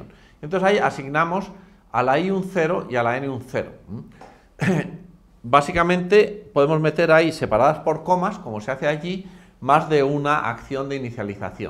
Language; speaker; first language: Spanish; native; Spanish